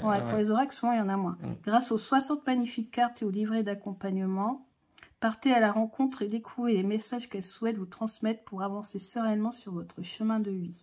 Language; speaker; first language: French; native; French